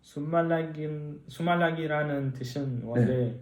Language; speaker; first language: Korean; non-native, learner; Uzbek